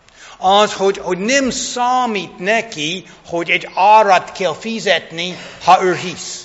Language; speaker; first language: Hungarian; non-native, fluent; English